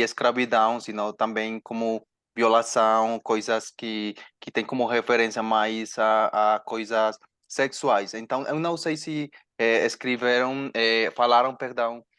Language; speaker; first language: Portuguese; non-native, learner; Spanish